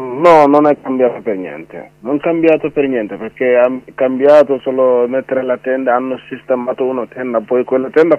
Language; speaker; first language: Italian; non-native, learner; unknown